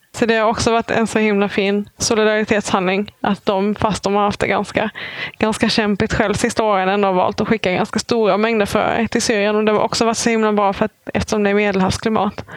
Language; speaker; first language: Swedish; native; Swedish